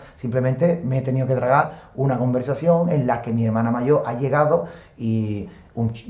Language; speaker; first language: Spanish; native; Spanish